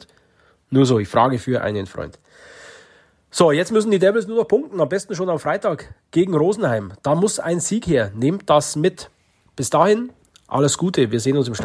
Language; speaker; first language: German; native; German